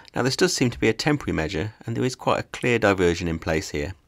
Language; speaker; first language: English; native; English